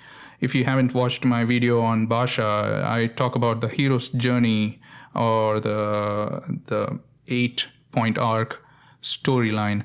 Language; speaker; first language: English; non-native, local second language; Tamil